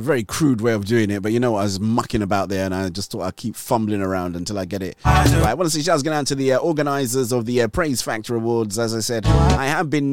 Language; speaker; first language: English; native; English